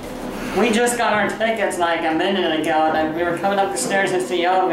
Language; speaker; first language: English; native; English